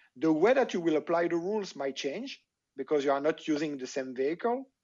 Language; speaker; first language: English; non-native, fluent; French